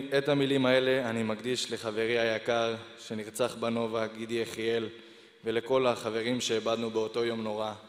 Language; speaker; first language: Hebrew; native; Hebrew